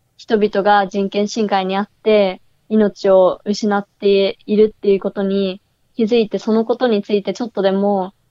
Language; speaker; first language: Japanese; native; Japanese